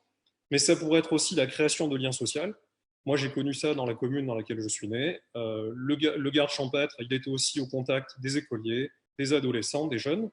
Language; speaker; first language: French; native; French